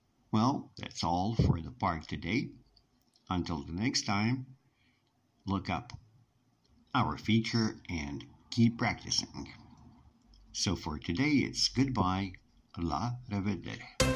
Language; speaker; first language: English; non-native, fluent; Romanian